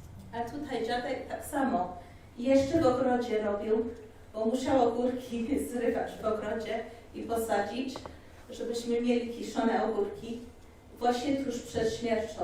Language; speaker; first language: Polish; early bilingual, heritage; Polish